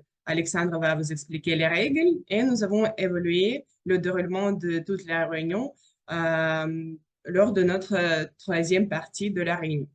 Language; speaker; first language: French; non-native, fluent; Russian